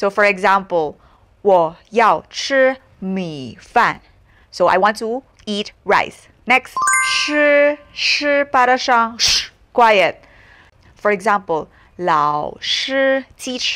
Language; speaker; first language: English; non-native, local second language; Filipino